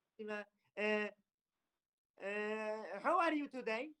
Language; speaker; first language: English; non-native, learner; Turkish